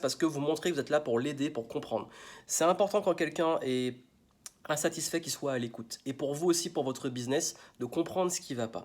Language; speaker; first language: French; native; French